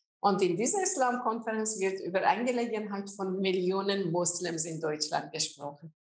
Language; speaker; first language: German; non-native, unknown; Azerbaijani